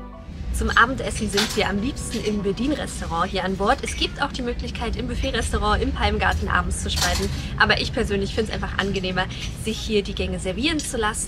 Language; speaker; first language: German; native; German